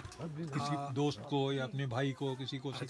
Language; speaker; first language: Hindi; native; Hindi